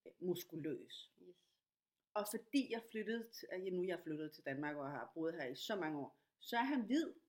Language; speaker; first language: Danish; non-native, fluent; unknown